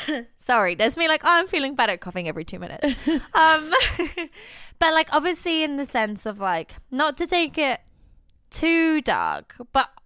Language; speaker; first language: English; non-native, fluent; Polish